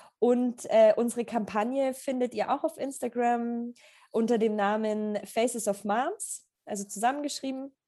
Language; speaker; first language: German; early bilingual, other home language; Polish